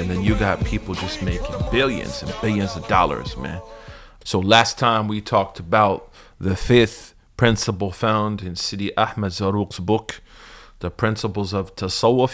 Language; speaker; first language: English; native; English